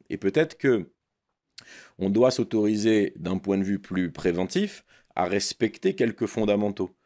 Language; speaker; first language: French; native; French